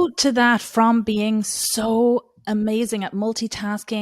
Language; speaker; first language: English; native; English